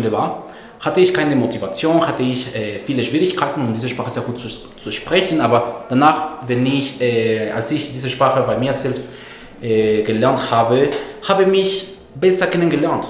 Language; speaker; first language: German; non-native, fluent; Spanish